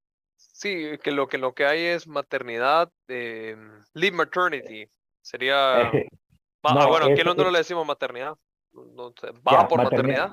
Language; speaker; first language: Spanish; native; Spanish